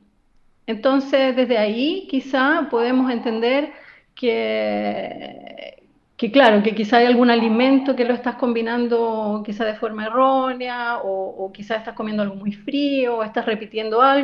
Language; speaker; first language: Spanish; native; Spanish